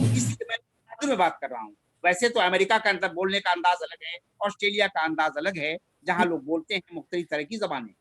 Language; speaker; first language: Urdu; native; Urdu